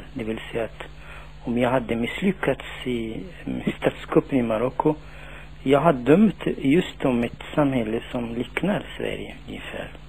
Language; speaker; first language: Swedish; non-native, fluent; Tachelhit